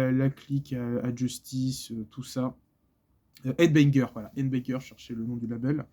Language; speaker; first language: French; native; French